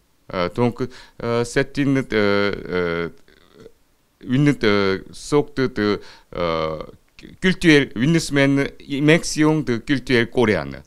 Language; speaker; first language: French; non-native, fluent; Korean